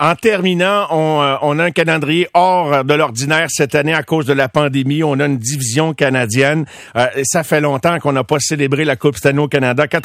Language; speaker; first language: French; native; French